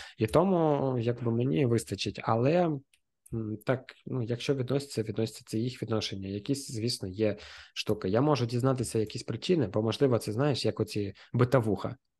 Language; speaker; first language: Ukrainian; non-native, local second language; Russian